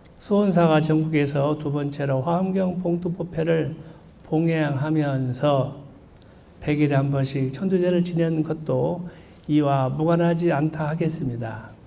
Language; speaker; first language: Korean; native; Korean